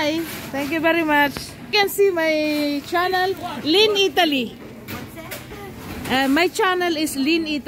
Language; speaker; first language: English; non-native, learner; Filipino